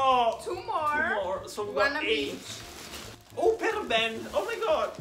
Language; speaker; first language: English; non-native, fluent; Italian